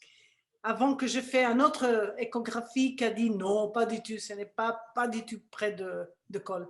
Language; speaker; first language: French; non-native, fluent; Spanish